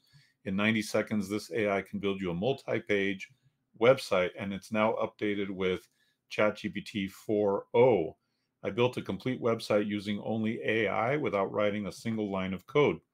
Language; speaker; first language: English; native; English